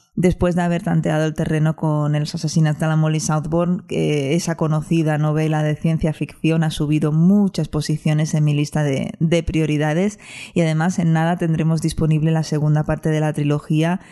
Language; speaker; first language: Spanish; non-native, local second language; Catalan